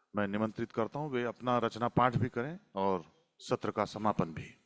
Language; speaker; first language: Hindi; non-native, local second language; Shina